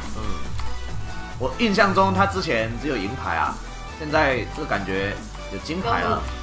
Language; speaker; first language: Chinese; native; Chinese